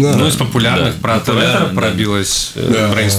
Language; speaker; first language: Russian; native; Russian